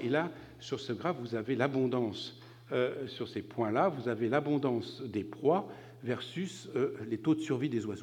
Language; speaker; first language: French; native; French